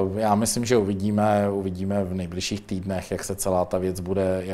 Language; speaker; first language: Czech; native; Czech